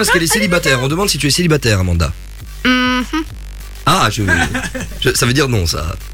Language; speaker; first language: French; native; French